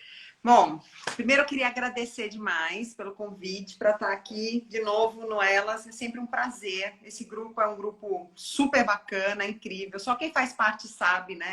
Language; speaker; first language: Portuguese; native; Portuguese